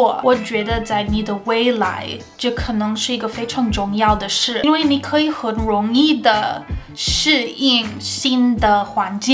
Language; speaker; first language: Chinese; non-native, fluent; English